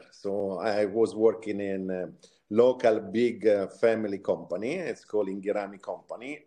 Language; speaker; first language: English; non-native, fluent; Italian